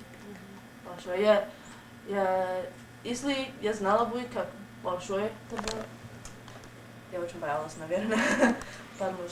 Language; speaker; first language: Russian; non-native, learner; English